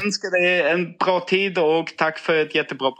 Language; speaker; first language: Swedish; non-native, fluent; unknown